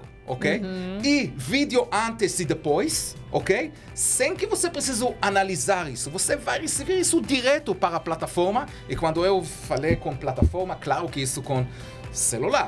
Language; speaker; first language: Portuguese; non-native, learner; Hebrew